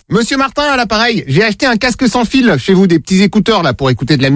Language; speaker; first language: French; native; French